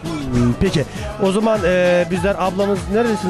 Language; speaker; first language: Turkish; native; Turkish